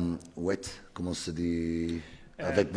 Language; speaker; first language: French; non-native, learner; Portuguese